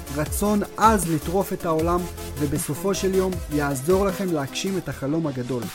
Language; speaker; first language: Hebrew; early bilingual, other home language; Georgian